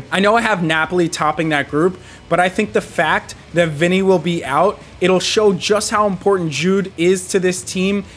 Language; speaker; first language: English; native; English